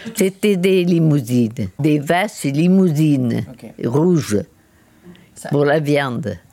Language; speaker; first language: French; native; French